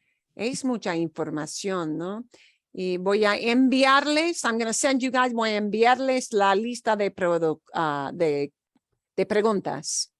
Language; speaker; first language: Spanish; non-native, fluent; English